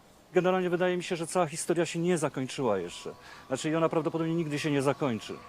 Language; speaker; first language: Polish; native; Polish